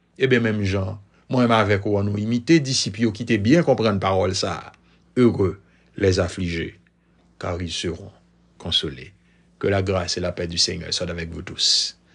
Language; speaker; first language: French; non-native, local second language; Haitian Creole